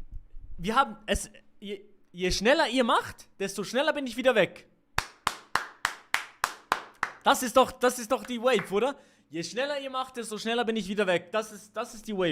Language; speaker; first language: German; native; German